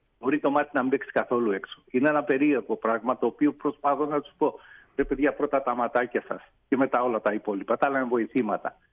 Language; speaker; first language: Greek; native; Greek